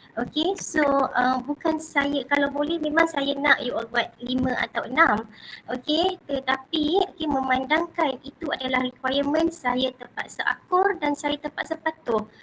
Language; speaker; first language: Malay; native; Malay